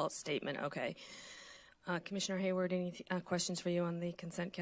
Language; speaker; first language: English; native; English